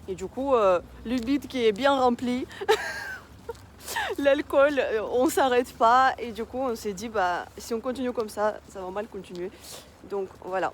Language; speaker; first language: French; non-native, fluent; Russian